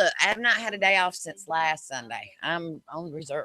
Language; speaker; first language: English; native; English